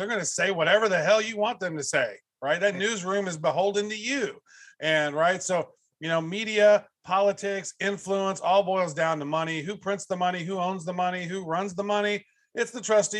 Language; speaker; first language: English; native; English